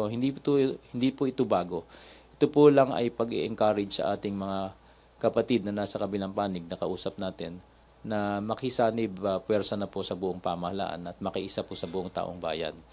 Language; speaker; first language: Filipino; native; Filipino